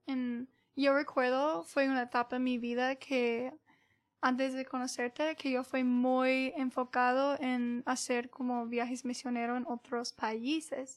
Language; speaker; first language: Spanish; early bilingual, heritage; English